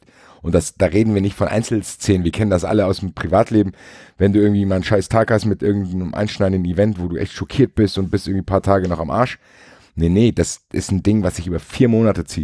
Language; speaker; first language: German; native; German